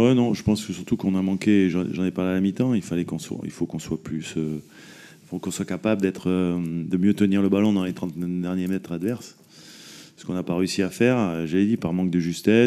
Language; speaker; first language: French; native; French